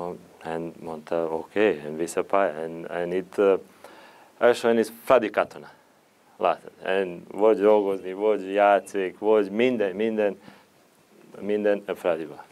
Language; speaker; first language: Hungarian; non-native, learner; Serbian